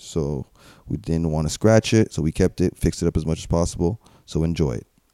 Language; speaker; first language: English; early bilingual, other home language; French